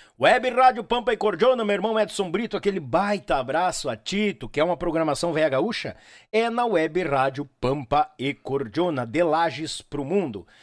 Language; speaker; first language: Portuguese; native; Portuguese